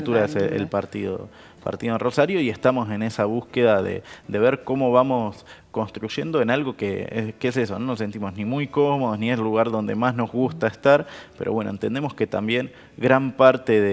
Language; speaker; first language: Spanish; native; Spanish